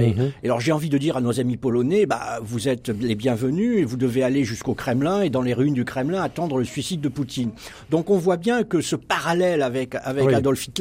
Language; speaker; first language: French; native; French